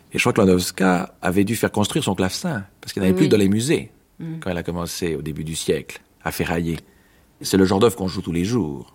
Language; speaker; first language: French; native; French